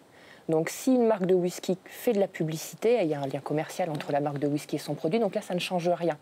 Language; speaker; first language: French; native; French